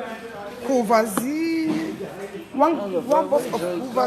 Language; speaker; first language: English; non-native, learner; French